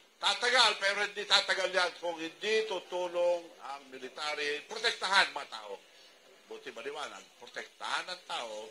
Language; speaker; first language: Filipino; non-native, local second language; Iloko